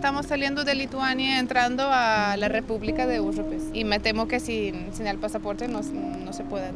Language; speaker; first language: Spanish; non-native, fluent; Lithuanian